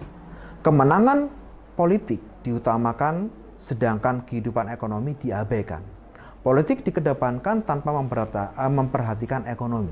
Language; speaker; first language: Indonesian; native; Indonesian